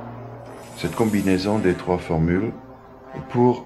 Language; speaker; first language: French; non-native, fluent; German